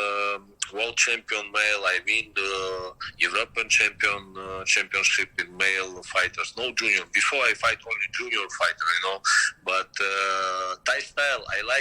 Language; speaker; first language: English; non-native, learner; Russian